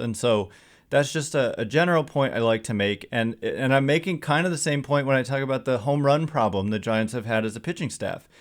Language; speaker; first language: English; native; English